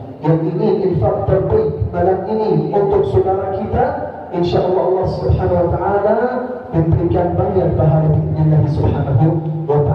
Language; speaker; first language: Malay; non-native, fluent; Arabic